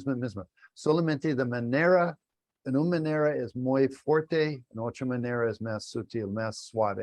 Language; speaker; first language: Spanish; non-native, learner; English